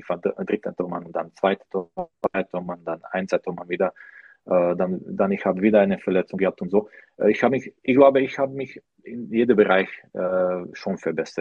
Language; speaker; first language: German; non-native, learner; Slovak